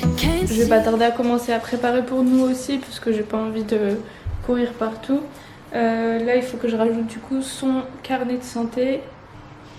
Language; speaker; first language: French; native; French